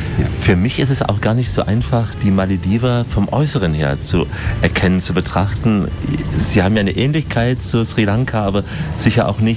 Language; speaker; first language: German; native; German